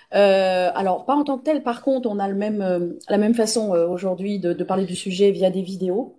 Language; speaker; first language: French; native; French